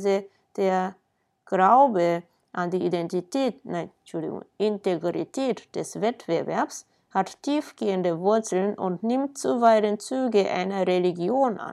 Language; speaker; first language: German; non-native, fluent; Japanese